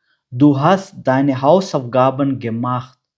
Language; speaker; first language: German; non-native, fluent; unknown